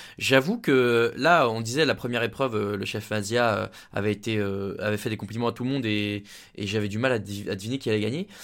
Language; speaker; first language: French; native; French